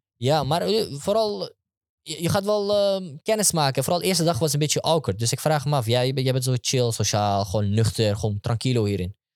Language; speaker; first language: Dutch; early bilingual, other home language; Turkish